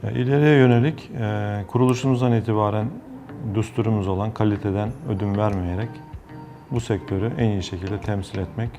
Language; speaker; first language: Turkish; native; Turkish